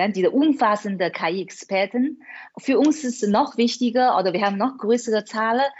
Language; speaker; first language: German; non-native, fluent; Chinese